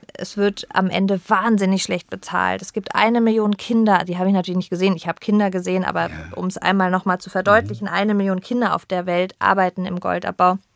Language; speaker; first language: German; native; German